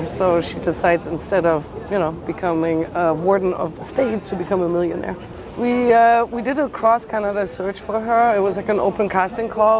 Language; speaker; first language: English; non-native, fluent; German